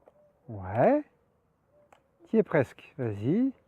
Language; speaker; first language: French; native; French